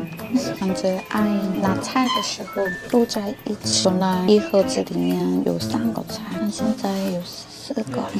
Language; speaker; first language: Chinese; non-native, fluent; Korean